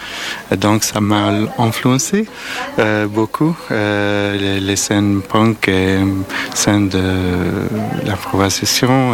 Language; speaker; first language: French; non-native, learner; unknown